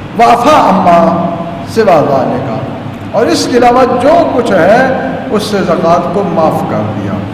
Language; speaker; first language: Urdu; non-native, local second language; Punjabi